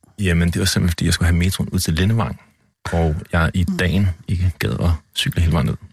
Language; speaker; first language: Danish; native; Danish